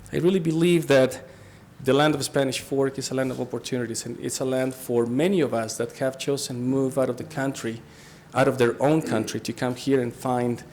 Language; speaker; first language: English; non-native, fluent; Spanish